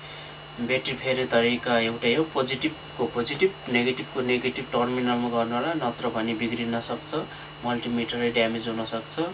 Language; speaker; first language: Nepali; native; Nepali